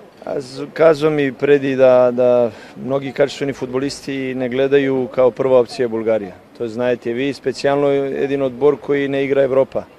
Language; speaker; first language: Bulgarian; non-native, learner; Serbian